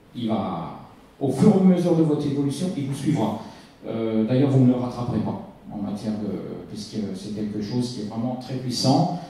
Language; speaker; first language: French; native; French